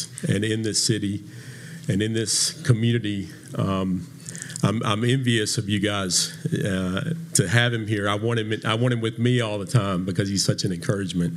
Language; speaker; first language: English; native; English